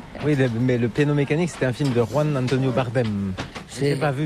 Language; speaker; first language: French; native; French